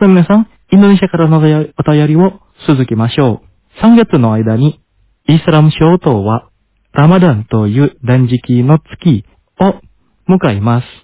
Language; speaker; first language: Japanese; non-native, fluent; Indonesian